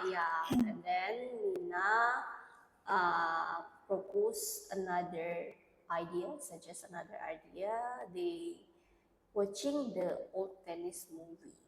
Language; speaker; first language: English; non-native, learner; Indonesian